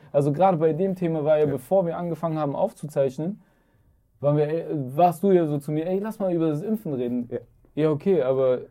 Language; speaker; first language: German; early bilingual, other home language; Arabic